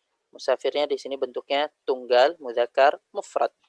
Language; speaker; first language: Indonesian; native; Indonesian